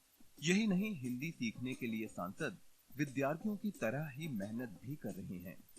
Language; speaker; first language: Hindi; native; Hindi